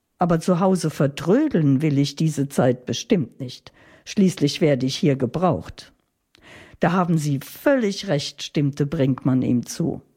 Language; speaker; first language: German; native; German